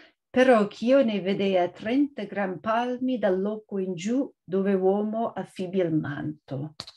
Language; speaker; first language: Italian; non-native, fluent; English